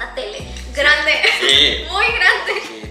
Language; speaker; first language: Spanish; native; Spanish